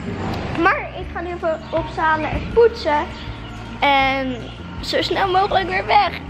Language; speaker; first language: Dutch; native; Dutch